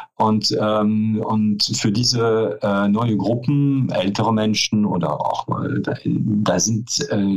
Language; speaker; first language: German; non-native, fluent; French